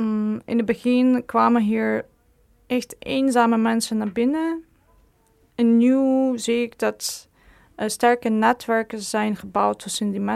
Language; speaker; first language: Dutch; non-native, fluent; Ukrainian